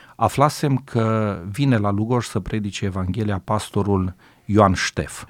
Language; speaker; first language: Romanian; native; Romanian